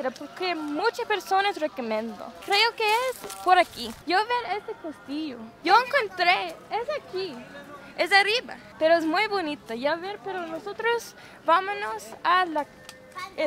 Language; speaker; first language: Spanish; non-native, learner; English